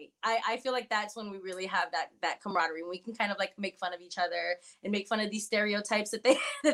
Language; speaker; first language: English; early bilingual, other home language; Spanish